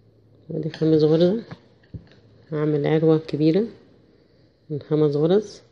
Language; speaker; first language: Arabic; native; Arabic